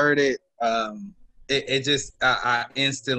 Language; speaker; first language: English; native; English